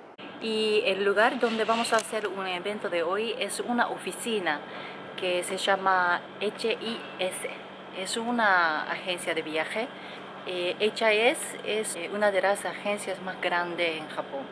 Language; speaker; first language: Spanish; non-native, fluent; Japanese